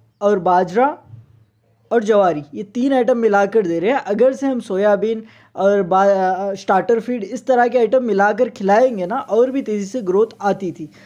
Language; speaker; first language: Hindi; non-native, local second language; Urdu